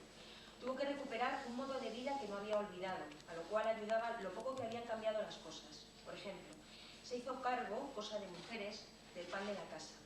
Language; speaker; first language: Spanish; native; Spanish